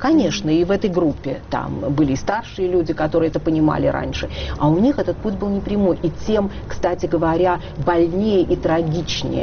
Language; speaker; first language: Russian; native; Russian